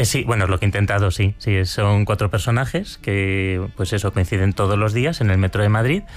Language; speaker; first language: Spanish; native; Spanish